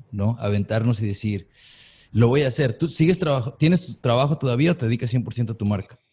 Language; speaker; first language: Spanish; native; Spanish